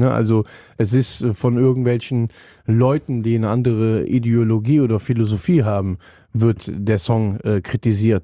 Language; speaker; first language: German; native; German